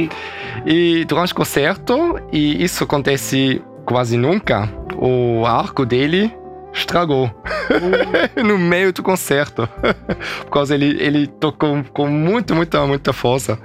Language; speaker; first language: Portuguese; early bilingual, heritage; Portuguese